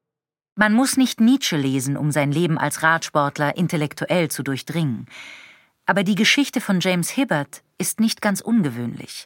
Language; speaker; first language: German; native; German